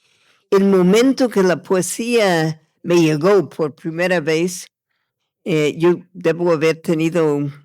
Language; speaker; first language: Spanish; non-native, fluent; English